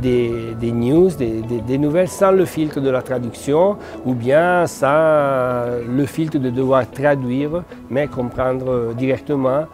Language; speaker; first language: French; non-native, fluent; Italian